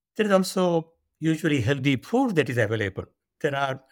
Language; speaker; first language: English; non-native, local second language; Marathi